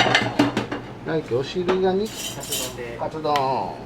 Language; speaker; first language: Japanese; native; Japanese